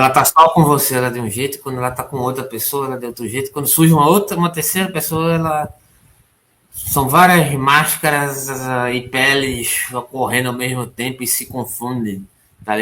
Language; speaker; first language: Portuguese; native; Portuguese